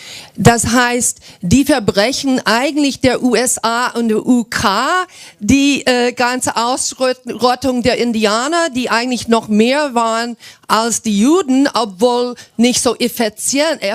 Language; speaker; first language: German; non-native, fluent; English